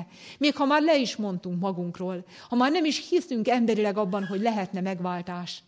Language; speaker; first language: Hungarian; native; Hungarian